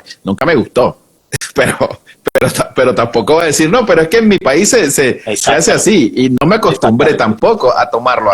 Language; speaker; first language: Spanish; native; Spanish